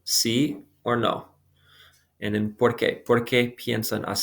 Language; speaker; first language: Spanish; non-native, fluent; English